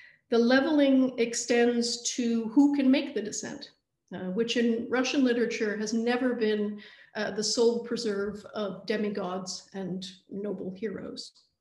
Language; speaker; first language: English; native; English